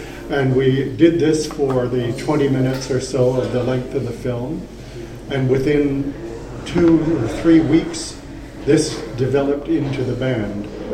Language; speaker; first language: English; native; English